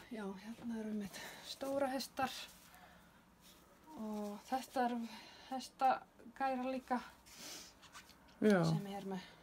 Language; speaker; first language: Icelandic; non-native, learner; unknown